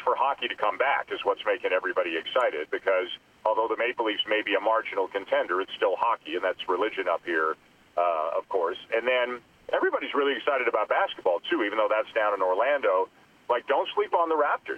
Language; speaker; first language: English; native; English